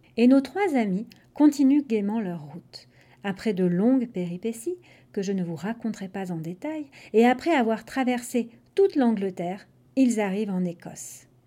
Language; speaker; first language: French; non-native, fluent; English